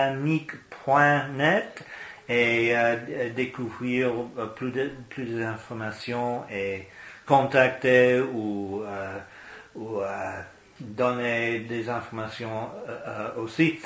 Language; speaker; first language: French; non-native, learner; English